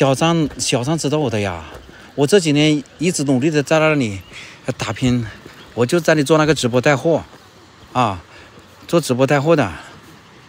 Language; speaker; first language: Chinese; native; Chinese